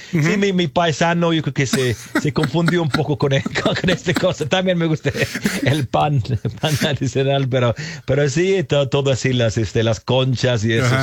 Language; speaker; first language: Spanish; non-native, fluent; English